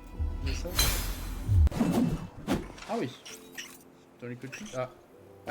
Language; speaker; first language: French; native; French